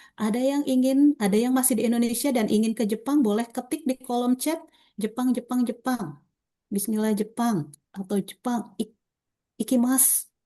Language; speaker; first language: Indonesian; native; Indonesian